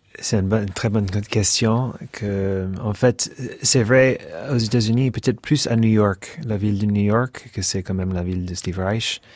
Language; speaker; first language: French; non-native, fluent; English